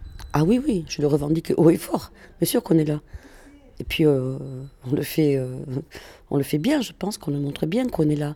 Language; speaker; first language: French; non-native, fluent; Spanish